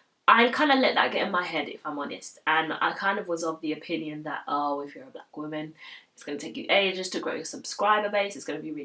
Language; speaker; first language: English; native; English